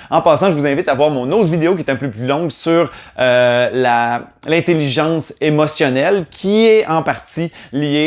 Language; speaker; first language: French; native; French